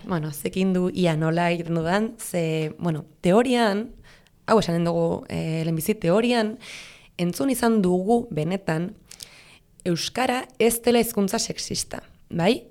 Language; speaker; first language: Basque; non-native, local second language; Spanish